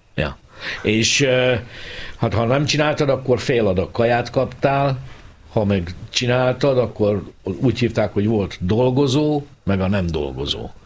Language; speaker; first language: Hungarian; native; Hungarian